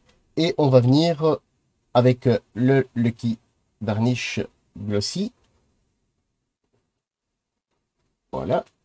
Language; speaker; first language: French; native; French